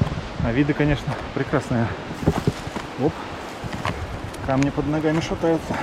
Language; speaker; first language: Russian; native; Russian